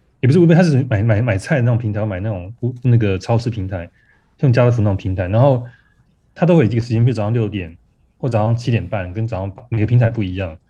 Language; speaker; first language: Chinese; native; Chinese